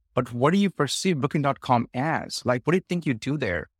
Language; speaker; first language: English; non-native, local second language; Hindi